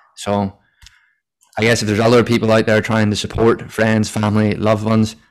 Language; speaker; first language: English; native; English